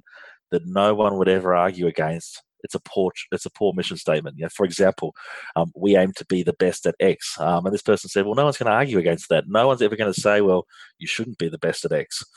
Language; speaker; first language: English; native; English